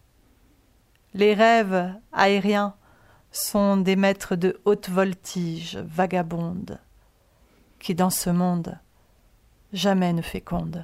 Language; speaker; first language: French; early bilingual, other home language; Italian